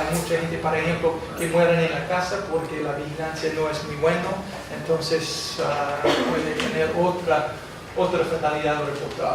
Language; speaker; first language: Spanish; non-native, fluent; English